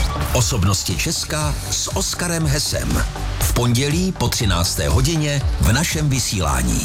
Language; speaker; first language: Czech; native; Czech